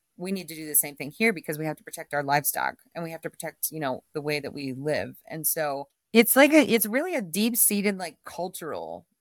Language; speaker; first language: English; native; English